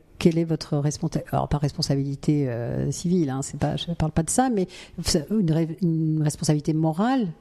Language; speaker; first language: French; native; French